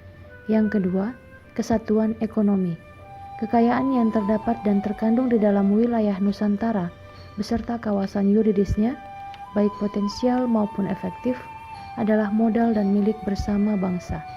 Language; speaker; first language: Indonesian; native; Indonesian